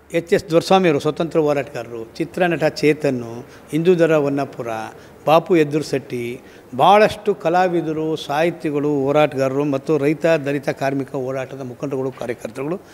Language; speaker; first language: Kannada; native; Kannada